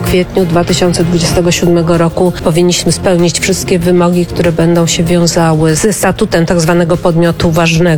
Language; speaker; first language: Polish; native; Polish